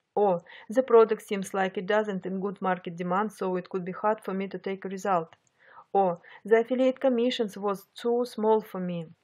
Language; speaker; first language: English; non-native, fluent; Russian